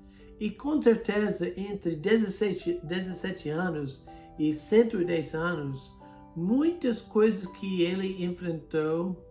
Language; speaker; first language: Portuguese; non-native, fluent; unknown